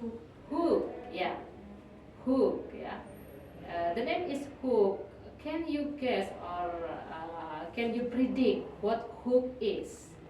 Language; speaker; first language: English; non-native, fluent; Indonesian